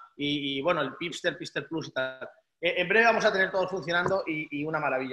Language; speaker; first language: Spanish; native; Spanish